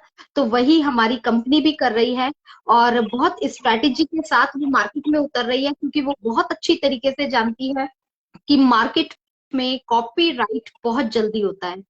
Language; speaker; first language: Hindi; native; Hindi